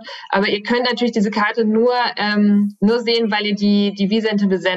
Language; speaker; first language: German; native; German